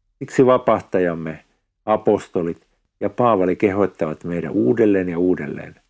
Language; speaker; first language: Finnish; native; Finnish